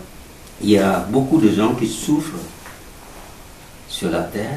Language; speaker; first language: French; non-native, learner; Vietnamese